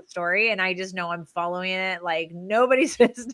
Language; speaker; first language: English; native; English